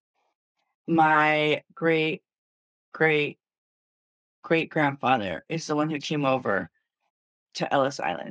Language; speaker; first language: English; native; English